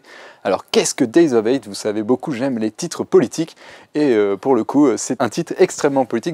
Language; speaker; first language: French; native; French